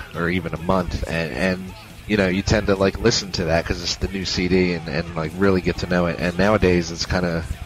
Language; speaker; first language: English; native; English